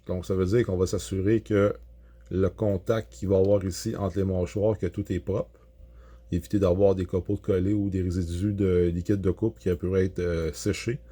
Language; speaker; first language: French; native; French